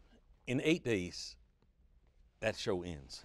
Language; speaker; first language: English; native; English